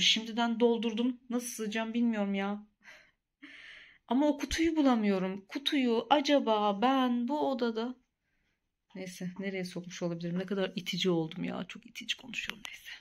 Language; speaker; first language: Turkish; native; Turkish